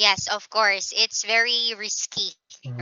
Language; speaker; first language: English; non-native, local second language; Filipino